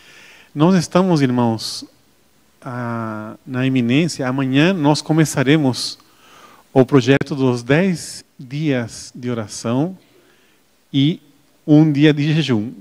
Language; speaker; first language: Portuguese; native; Portuguese